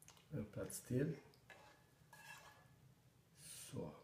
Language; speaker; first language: Swedish; non-native, learner; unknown